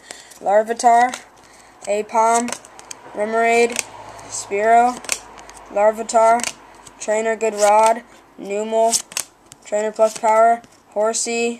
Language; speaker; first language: English; native; English